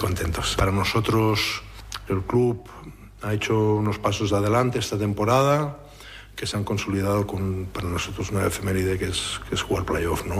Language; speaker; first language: Spanish; non-native, local second language; Catalan